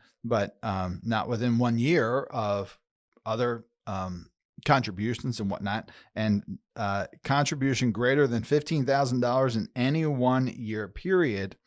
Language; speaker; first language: English; native; English